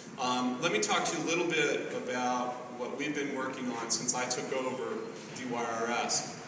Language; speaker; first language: English; native; English